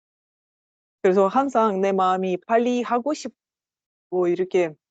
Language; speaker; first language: Korean; non-native, learner; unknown